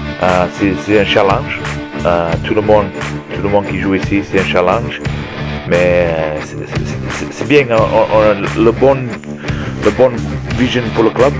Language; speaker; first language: French; non-native, learner; English